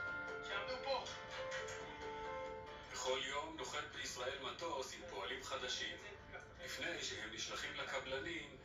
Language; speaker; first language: Hebrew; native; Hebrew